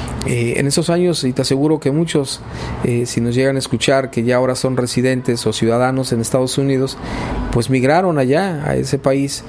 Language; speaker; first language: Spanish; native; Spanish